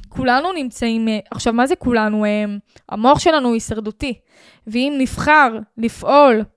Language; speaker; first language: Hebrew; native; Hebrew